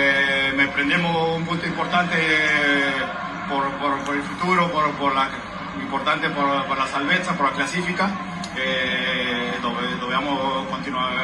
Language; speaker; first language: Italian; non-native, fluent; Spanish